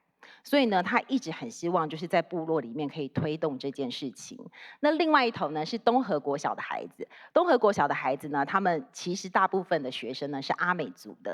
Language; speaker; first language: Chinese; native; Chinese